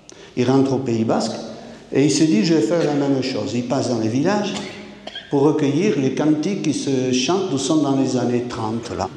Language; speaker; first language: French; native; French